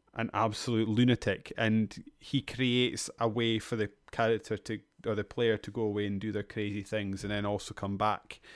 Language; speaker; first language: English; native; English